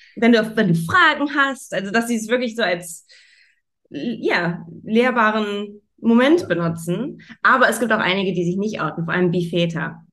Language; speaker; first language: German; early bilingual, heritage; German